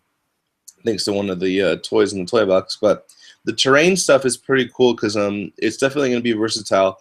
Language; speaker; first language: English; native; English